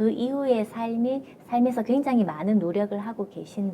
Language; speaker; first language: Korean; native; Korean